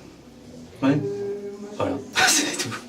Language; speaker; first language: French; early bilingual, other home language; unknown